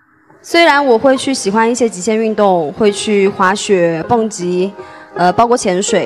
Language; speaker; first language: Chinese; native; Chinese